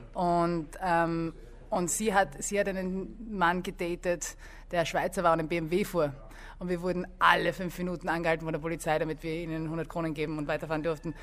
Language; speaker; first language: German; early bilingual, other home language; English